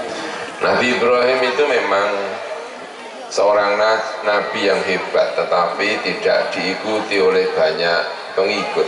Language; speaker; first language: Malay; non-native, local second language; Javanese